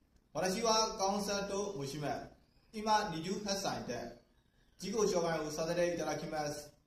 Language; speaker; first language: Japanese; non-native, learner; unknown